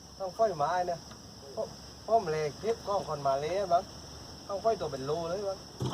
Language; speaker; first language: Thai; native; Thai